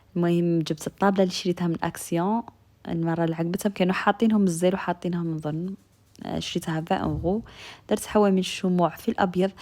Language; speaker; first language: Arabic; native; Arabic